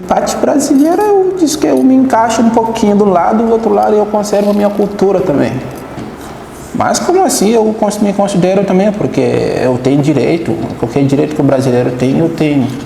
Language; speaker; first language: Portuguese; non-native, fluent; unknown